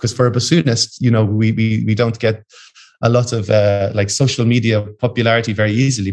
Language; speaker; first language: English; native; English